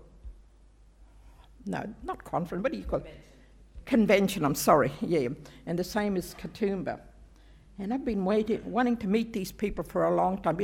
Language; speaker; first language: English; native; English